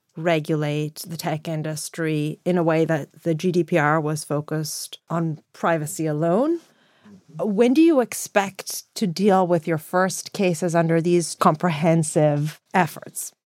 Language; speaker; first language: English; non-native, fluent; Greek